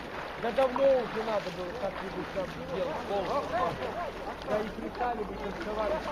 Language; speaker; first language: Russian; native; Russian